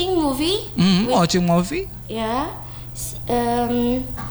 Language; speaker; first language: English; non-native, learner; Indonesian